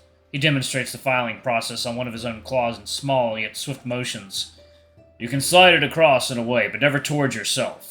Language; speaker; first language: English; native; English